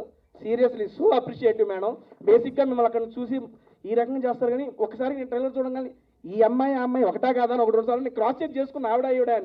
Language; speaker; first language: Telugu; native; Telugu